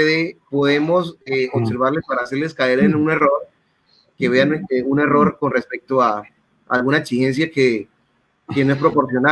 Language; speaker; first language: Spanish; native; Spanish